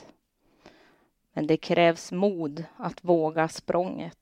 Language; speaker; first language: Swedish; native; Swedish